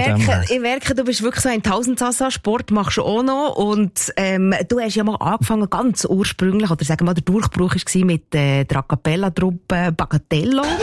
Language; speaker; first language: German; native; German